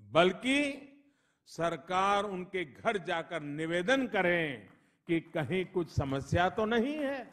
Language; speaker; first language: Hindi; non-native, local second language; Gujarati